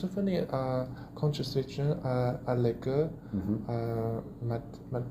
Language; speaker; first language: French; non-native, learner; Chinese